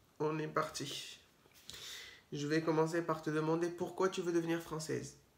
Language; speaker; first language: French; native; French